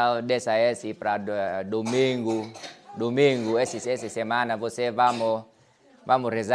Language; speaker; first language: Portuguese; non-native, learner; Vietnamese